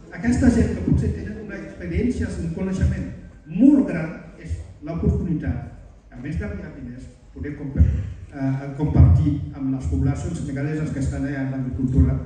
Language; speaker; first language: Catalan; non-native, fluent; Wolof